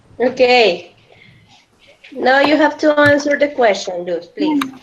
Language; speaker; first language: English; non-native, fluent; Spanish